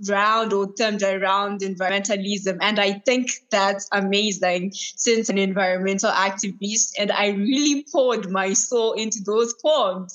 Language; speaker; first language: English; non-native, local second language; Shona